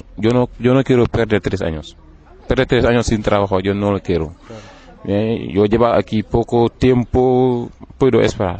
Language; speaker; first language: Spanish; non-native, learner; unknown